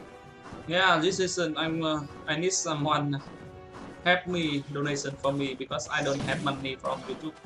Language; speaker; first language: English; non-native, learner; Vietnamese